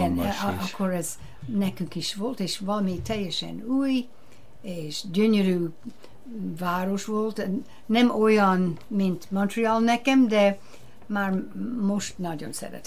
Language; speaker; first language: Hungarian; non-native, fluent; English